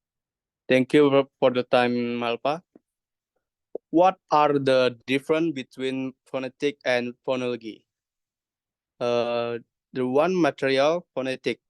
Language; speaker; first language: English; non-native, learner; Indonesian